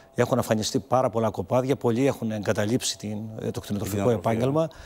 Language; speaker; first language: Greek; native; Greek